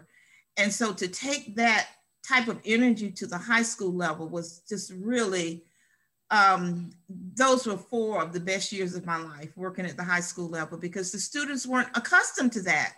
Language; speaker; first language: English; native; English